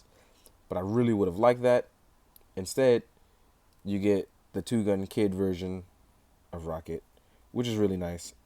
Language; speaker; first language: English; native; English